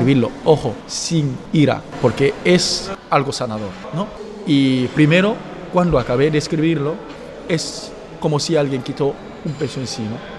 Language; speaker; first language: Spanish; non-native, fluent; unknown